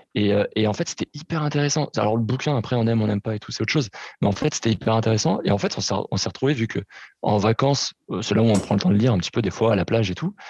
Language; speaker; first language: French; early bilingual, other home language; Portuguese